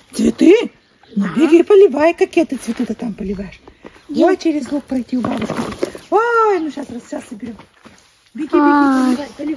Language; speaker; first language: Russian; native; Russian